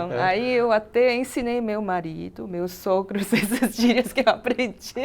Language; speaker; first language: Portuguese; non-native, fluent; Korean